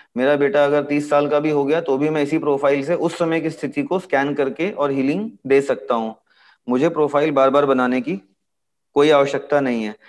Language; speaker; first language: Hindi; native; Hindi